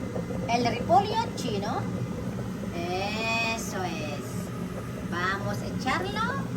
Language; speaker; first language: Spanish; non-native, learner; Filipino